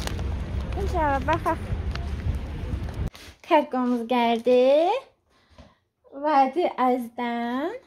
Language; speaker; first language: Turkish; non-native, learner; Azerbaijani